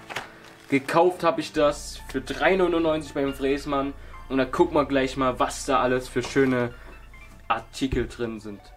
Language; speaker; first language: German; native; German